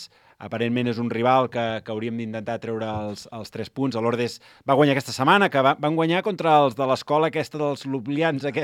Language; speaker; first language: Catalan; native; Catalan